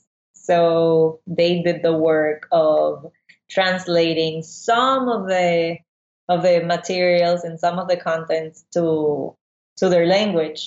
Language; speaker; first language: English; non-native, fluent; Spanish